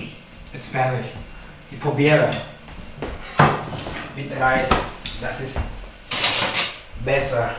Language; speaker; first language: German; non-native, learner; Thai